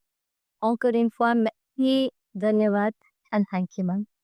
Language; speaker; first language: French; non-native, fluent; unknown